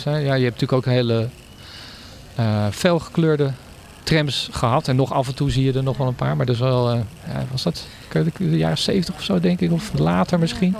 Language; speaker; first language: Dutch; native; Dutch